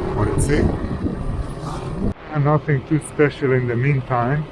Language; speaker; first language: English; non-native, fluent; Hebrew